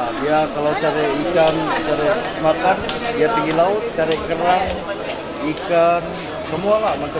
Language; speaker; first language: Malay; non-native, local second language; Banjar